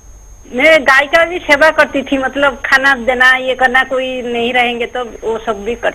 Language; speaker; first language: Hindi; non-native, local second language; Odia